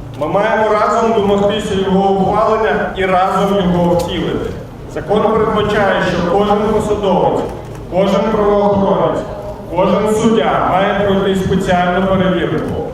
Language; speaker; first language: Ukrainian; native; Ukrainian